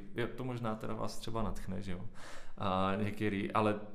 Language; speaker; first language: Czech; native; Czech